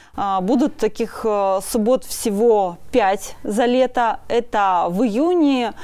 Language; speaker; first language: Russian; native; Russian